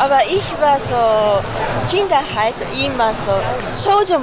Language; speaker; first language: German; non-native, learner; Japanese